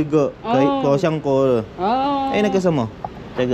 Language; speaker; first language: Chinese; non-native, learner; Filipino